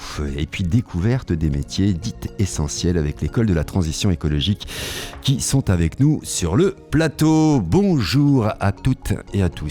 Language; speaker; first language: French; native; French